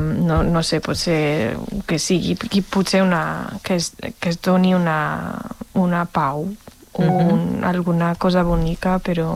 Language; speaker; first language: Catalan; non-native, fluent; German